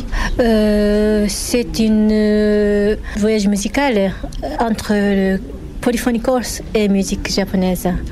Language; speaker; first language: French; non-native, fluent; Japanese